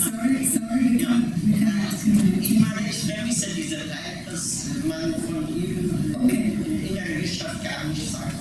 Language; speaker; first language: German; non-native, fluent; Persian